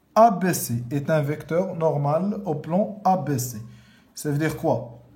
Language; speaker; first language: French; non-native, local second language; Arabic